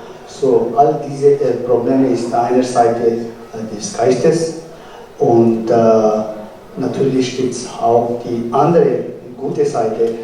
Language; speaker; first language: German; non-native, fluent; Tibetan